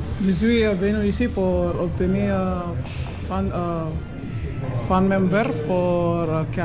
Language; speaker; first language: French; non-native, learner; Filipino